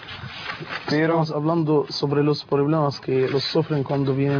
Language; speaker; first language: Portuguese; non-native, learner; Arabic